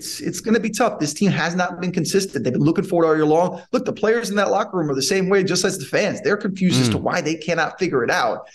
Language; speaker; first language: English; native; English